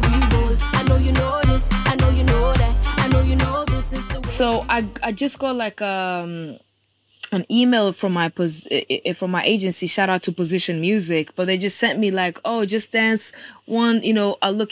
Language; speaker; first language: English; non-native, fluent; Kikuyu